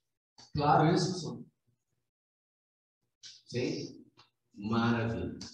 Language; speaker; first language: Portuguese; native; Portuguese